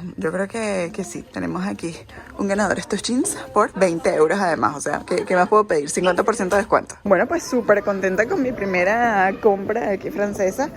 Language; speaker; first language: Spanish; native; Spanish